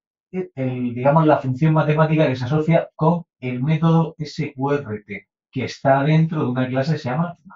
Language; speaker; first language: Spanish; native; Spanish